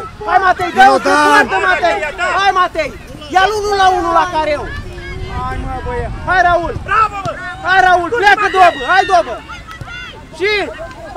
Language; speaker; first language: Romanian; native; Romanian